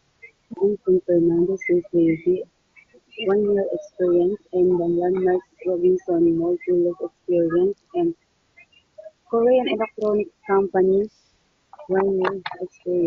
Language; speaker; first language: English; non-native, learner; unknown